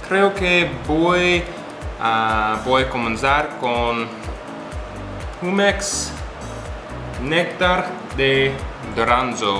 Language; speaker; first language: Spanish; non-native, learner; English